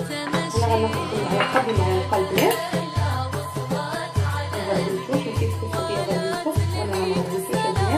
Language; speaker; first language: Arabic; native; Arabic